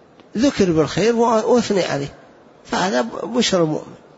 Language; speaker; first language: Arabic; native; Arabic